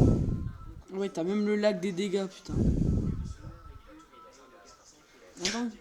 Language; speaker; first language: French; native; French